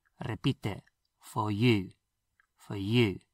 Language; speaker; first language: English; non-native, fluent; Spanish